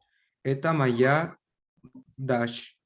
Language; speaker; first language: Russian; non-native, learner; Spanish